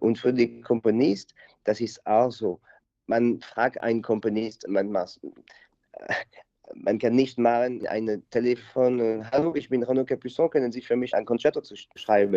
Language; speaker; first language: German; non-native, learner; French